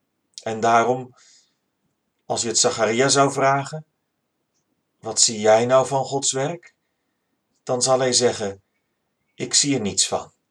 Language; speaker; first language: Dutch; native; Dutch